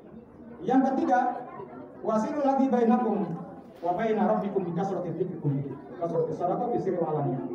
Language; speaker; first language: Indonesian; native; Indonesian